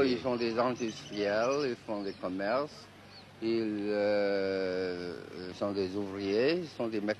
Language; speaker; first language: French; non-native, fluent; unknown